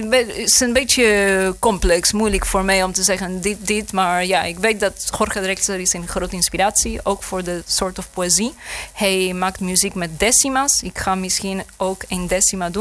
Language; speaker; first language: Dutch; non-native, learner; Spanish